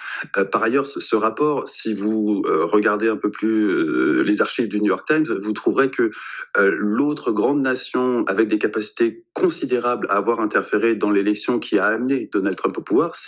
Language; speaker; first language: French; native; French